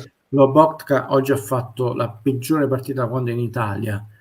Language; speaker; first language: Italian; native; Italian